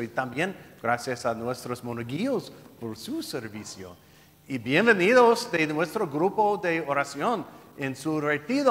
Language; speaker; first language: Spanish; non-native, learner; English